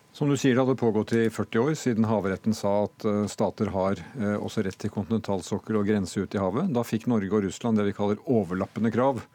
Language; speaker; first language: Norwegian; native; Norwegian